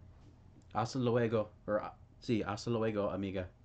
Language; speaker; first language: Spanish; non-native, learner; English